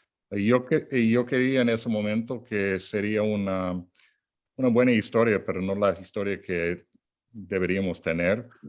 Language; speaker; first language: Spanish; non-native, fluent; English